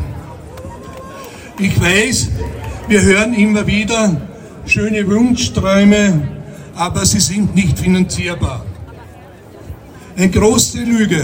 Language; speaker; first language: German; native; German